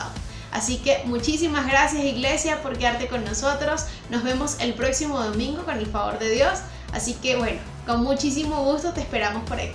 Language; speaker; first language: Spanish; native; Spanish